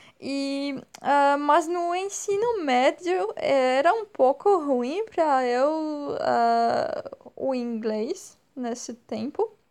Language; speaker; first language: Portuguese; non-native, fluent; French